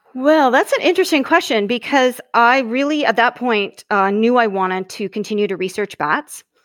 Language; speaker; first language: English; native; English